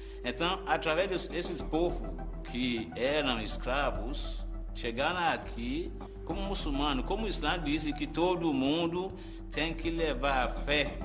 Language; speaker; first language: Portuguese; non-native, fluent; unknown